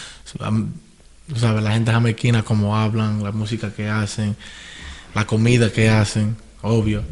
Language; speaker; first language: Spanish; early bilingual, heritage; Spanish